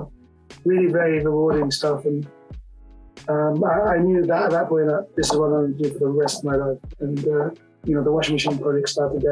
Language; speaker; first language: English; native; English